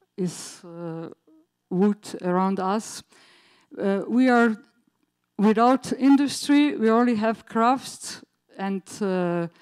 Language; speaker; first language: English; non-native, learner; Slovenian